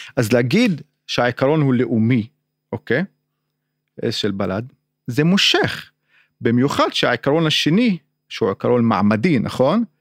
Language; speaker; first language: Hebrew; non-native, local second language; Arabic